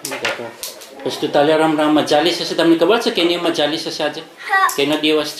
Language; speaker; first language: Gujarati; early bilingual, heritage; Gujarati